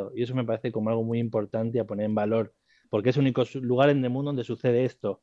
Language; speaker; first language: Spanish; native; Spanish